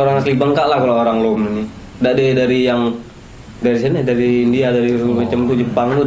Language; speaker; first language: Malay; native; Malay